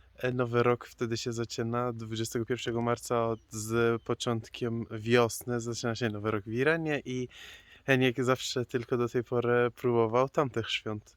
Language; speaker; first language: Polish; non-native, fluent; Persian